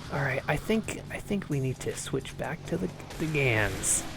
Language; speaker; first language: English; native; English